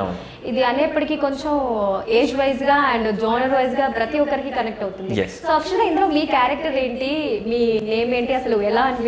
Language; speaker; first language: Telugu; native; Telugu